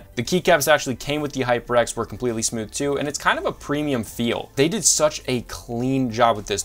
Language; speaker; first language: English; native; English